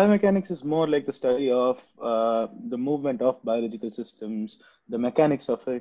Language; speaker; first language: English; non-native, local second language; Tamil